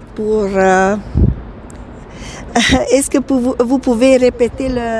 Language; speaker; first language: French; non-native, learner; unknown